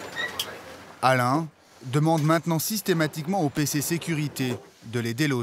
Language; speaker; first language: French; native; French